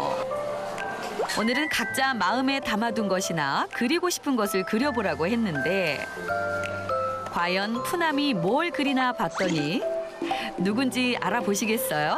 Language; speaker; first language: Korean; native; Korean